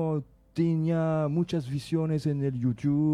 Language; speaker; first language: Spanish; non-native, fluent; French